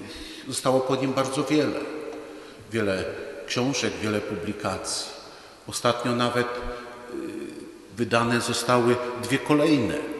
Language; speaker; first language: Polish; native; Polish